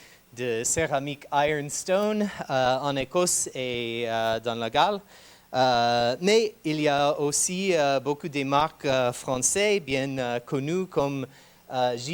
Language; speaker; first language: French; non-native, fluent; English